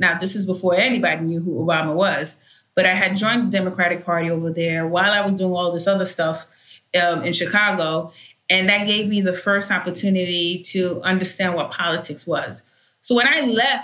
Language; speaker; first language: English; early bilingual, other home language; Haitian Creole